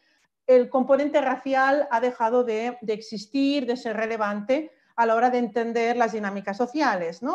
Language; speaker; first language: Spanish; native; Spanish